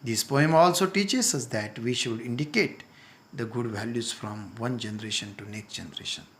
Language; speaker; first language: English; non-native, local second language; Marathi